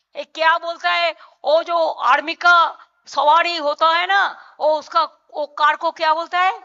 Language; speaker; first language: Hindi; non-native, local second language; Bangla